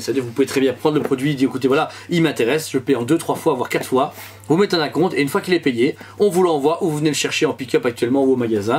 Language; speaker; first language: French; native; French